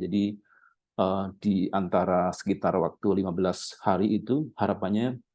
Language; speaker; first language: Indonesian; native; Indonesian